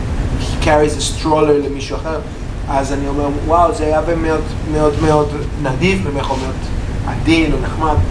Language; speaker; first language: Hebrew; non-native, learner; English